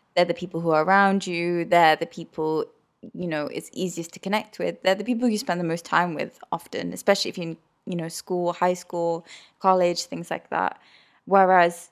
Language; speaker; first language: English; early bilingual, other home language; Urdu